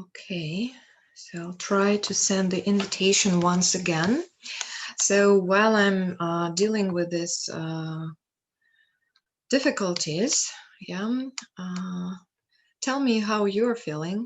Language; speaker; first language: English; non-native, fluent; Russian